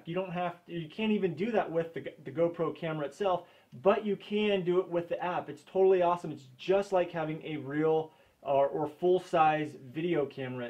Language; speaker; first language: English; native; English